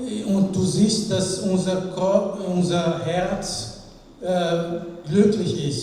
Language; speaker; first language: German; non-native, fluent; French